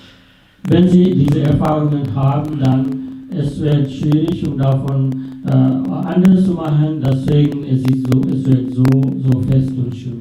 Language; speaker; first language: German; non-native, fluent; Sinhala